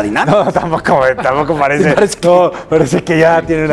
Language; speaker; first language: Spanish; native; Spanish